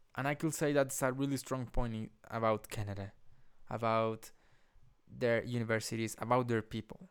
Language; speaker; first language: English; non-native, fluent; Spanish